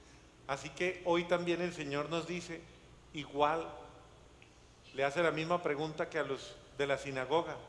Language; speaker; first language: Spanish; native; Spanish